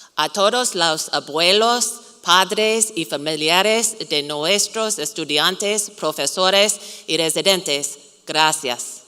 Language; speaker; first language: Spanish; non-native, learner; English